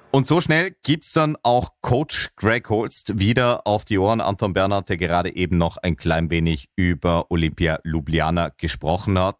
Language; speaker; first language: German; native; German